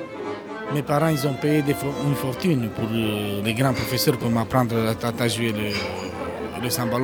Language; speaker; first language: French; non-native, learner; Romanian